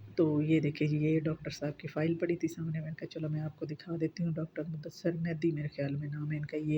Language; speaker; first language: Urdu; non-native, local second language; Saraiki